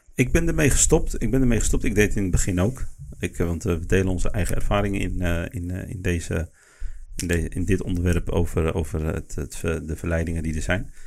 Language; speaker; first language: Dutch; early bilingual, other home language; Arabic